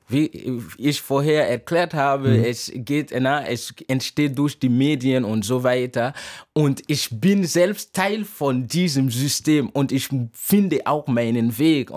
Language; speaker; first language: German; non-native, fluent; Mossi